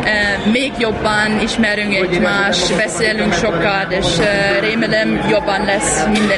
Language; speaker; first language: Hungarian; non-native, learner; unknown